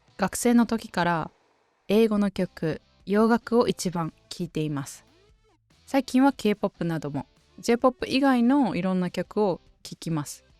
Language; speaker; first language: Japanese; native; Japanese